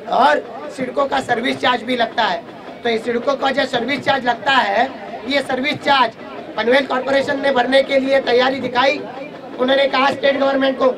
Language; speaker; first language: Hindi; non-native, local second language; Marathi